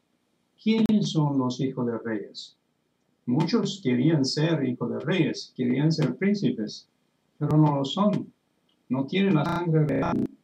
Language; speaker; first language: Spanish; non-native, fluent; Italian